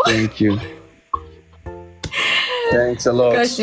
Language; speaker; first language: English; non-native, fluent; Turkish